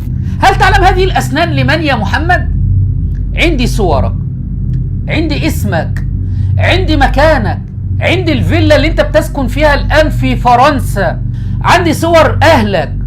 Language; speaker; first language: Arabic; native; Arabic